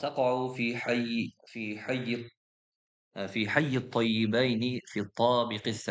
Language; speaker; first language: Arabic; non-native, fluent; Uzbek